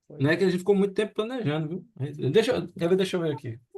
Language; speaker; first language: Portuguese; native; Portuguese